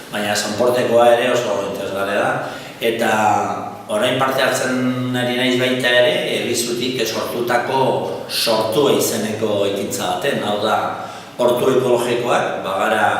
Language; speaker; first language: Basque; non-native, local second language; Spanish